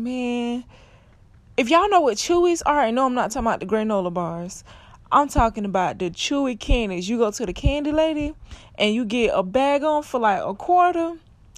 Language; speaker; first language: English; native; English